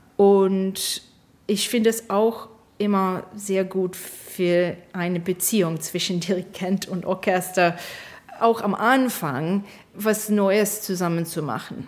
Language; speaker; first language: German; non-native, fluent; English